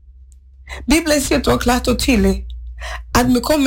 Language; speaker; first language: Norwegian; non-native, fluent; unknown